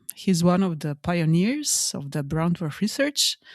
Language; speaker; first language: English; non-native, fluent; Slovenian